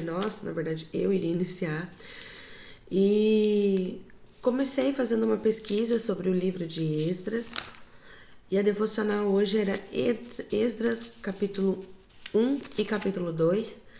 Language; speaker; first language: Portuguese; native; Portuguese